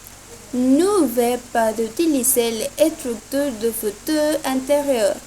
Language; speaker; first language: French; non-native, learner; Spanish